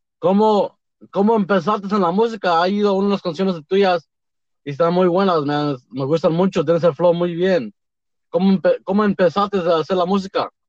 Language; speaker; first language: Spanish; early bilingual, heritage; Spanish